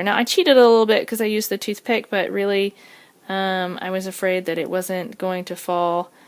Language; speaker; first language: English; native; English